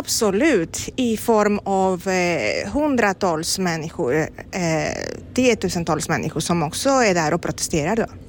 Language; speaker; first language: Swedish; non-native, fluent; Spanish